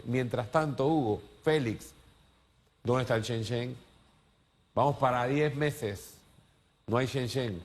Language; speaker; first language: Spanish; native; Spanish